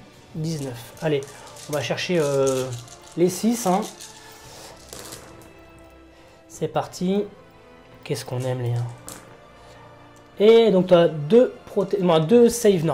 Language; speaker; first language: French; native; French